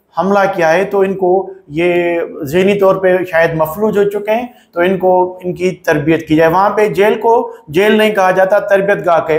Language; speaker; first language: Urdu; non-native, local second language; Sindhi